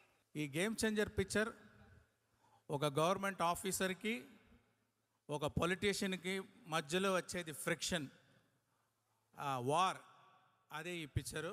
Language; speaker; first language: Telugu; non-native, local second language; Tamil